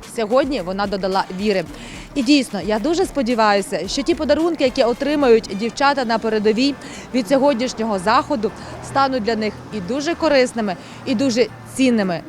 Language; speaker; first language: Ukrainian; native; Ukrainian